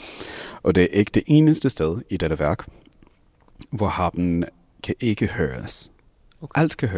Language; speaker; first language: Danish; non-native, fluent; English